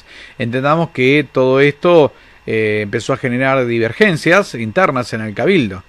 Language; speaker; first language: Spanish; native; Spanish